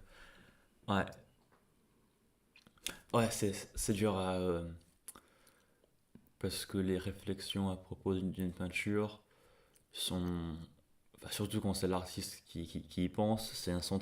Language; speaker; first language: French; non-native, fluent; English